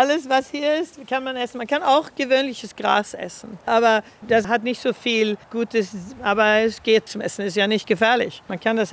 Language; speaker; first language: German; early bilingual, heritage; German